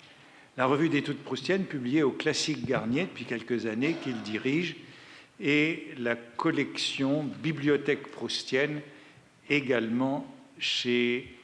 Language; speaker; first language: French; native; French